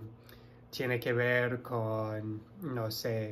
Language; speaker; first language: Spanish; non-native, fluent; English